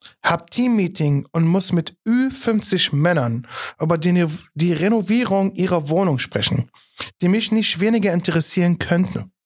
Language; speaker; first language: German; non-native, fluent; Arabic